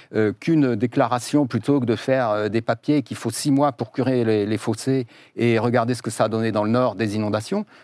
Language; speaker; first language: French; native; French